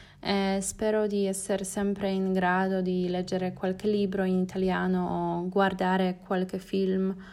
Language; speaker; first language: Italian; non-native, learner; Polish